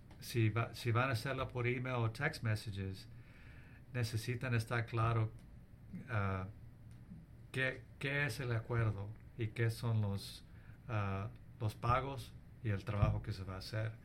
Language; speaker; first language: Spanish; early bilingual, heritage; English